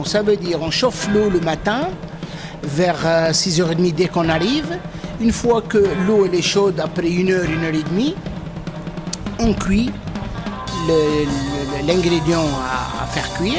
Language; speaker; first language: French; native; French